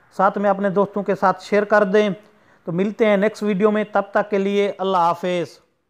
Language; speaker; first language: Urdu; non-native, local second language; Saraiki